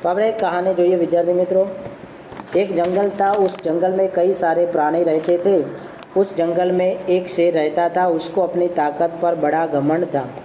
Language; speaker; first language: Hindi; non-native, local second language; Gujarati